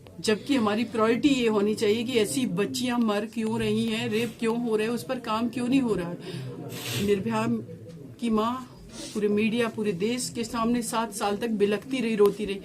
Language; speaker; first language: Hindi; native; Hindi